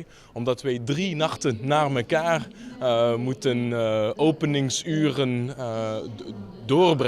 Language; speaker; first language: Dutch; non-native, fluent; French